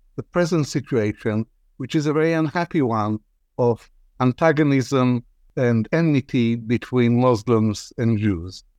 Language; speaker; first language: English; non-native, fluent; Arabic